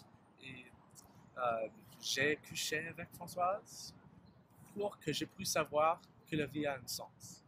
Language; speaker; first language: French; non-native, learner; English